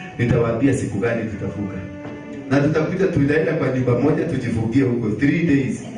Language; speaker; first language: Swahili; non-native, local second language; Kikuyu